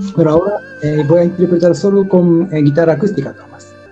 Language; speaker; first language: Spanish; non-native, learner; Japanese